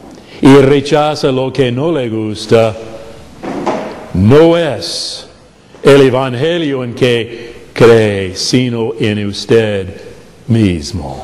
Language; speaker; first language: Spanish; non-native, fluent; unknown